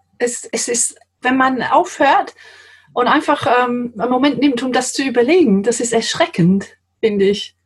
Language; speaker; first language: German; non-native, fluent; English